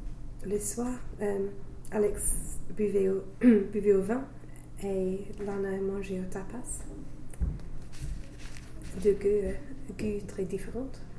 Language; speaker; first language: French; non-native, learner; English